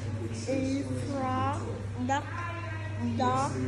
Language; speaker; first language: English; non-native, learner; Vietnamese